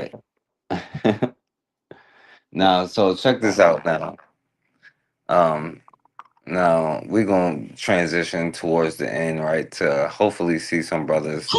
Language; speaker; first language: English; native; English